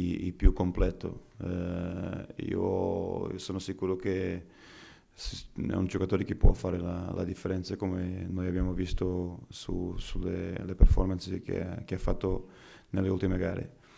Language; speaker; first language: Italian; non-native, fluent; Portuguese